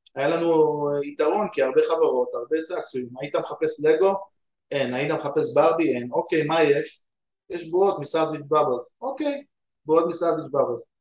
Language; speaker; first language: Hebrew; native; Hebrew